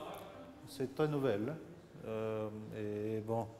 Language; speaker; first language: French; non-native, learner; Russian